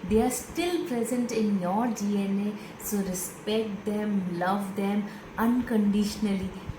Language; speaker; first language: English; non-native, local second language; Hindi